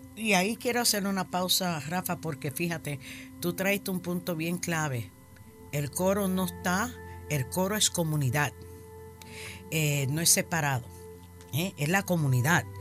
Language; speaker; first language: Spanish; early bilingual, heritage; Spanish